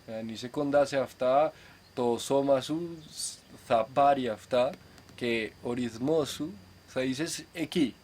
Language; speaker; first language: Greek; non-native, fluent; Spanish